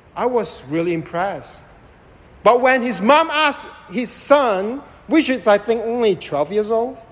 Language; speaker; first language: English; non-native, local second language; Chinese